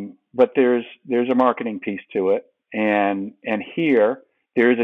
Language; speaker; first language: English; native; English